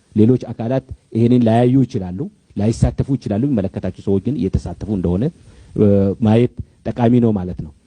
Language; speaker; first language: Amharic; non-native, local second language; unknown